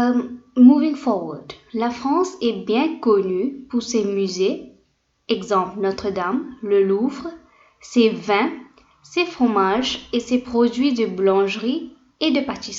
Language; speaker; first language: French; non-native, fluent; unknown